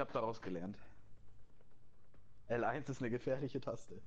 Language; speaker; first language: German; native; German